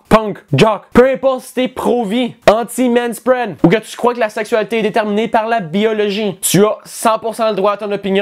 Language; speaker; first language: French; native; French